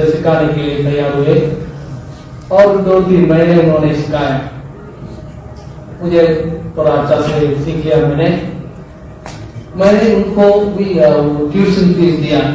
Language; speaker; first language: Hindi; non-native, local second language; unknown